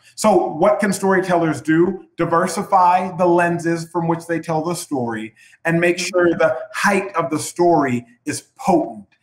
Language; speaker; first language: English; native; English